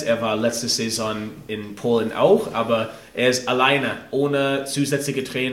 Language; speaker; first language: German; non-native, fluent; English